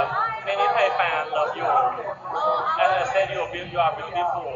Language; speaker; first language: English; non-native, learner; Thai